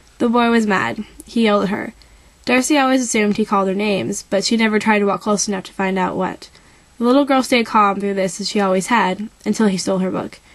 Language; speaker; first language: English; native; English